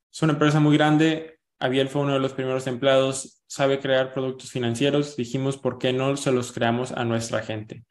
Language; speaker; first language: Spanish; early bilingual, heritage; Spanish